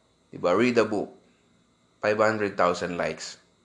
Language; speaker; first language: English; non-native, local second language; Filipino